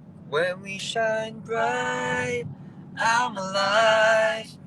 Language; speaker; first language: English; early bilingual, other home language; Korean